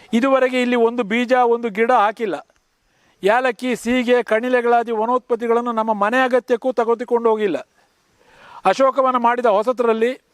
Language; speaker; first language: Kannada; native; Kannada